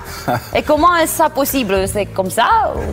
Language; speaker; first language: French; non-native, fluent; Romanian